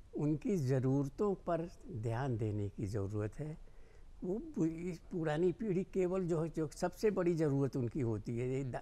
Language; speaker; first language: Hindi; native; Hindi